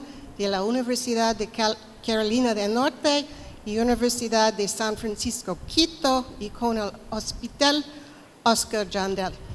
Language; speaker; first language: Spanish; non-native, fluent; English